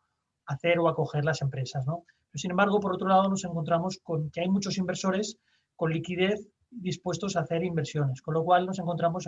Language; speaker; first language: Spanish; native; Spanish